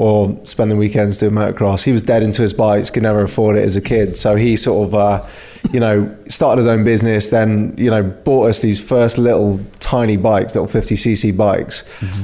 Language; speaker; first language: English; native; English